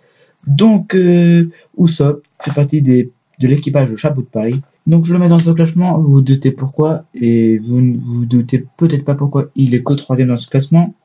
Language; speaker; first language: French; native; French